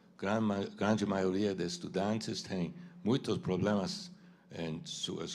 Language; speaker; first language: Portuguese; non-native, fluent; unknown